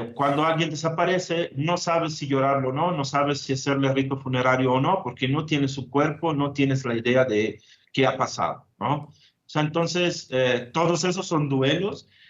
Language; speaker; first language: Spanish; non-native, fluent; Italian